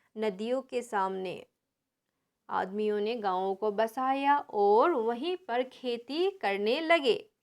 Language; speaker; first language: Hindi; non-native, local second language; Nepali